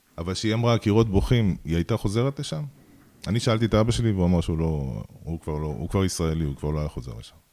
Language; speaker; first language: Hebrew; early bilingual, other home language; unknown